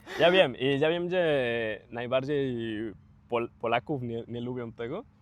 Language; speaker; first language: Polish; non-native, learner; Spanish